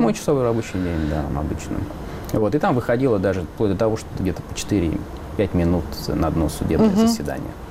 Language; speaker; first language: Russian; native; Russian